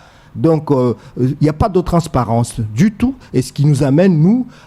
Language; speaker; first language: French; non-native, local second language; Comorian